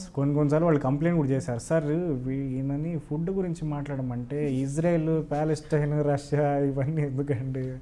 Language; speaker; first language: Telugu; native; Telugu